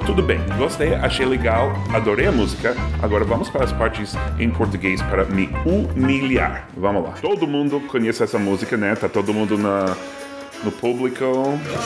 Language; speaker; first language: Portuguese; non-native, fluent; English